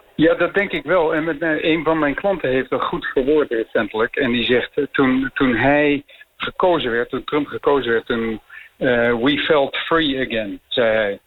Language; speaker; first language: Dutch; native; Dutch